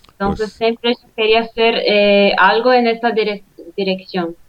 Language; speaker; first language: Spanish; non-native, fluent; Portuguese